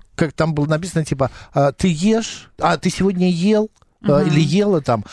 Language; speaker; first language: Russian; native; Russian